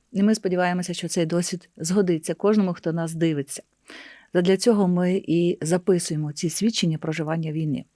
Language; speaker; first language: Ukrainian; native; Ukrainian